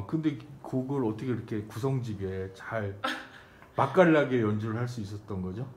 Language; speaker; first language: Korean; native; Korean